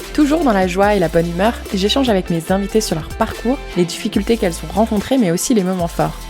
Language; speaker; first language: French; native; French